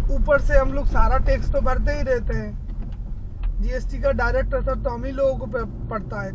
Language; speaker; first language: Hindi; non-native, local second language; Bangla